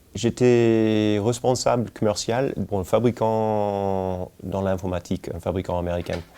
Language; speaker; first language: French; non-native, fluent; English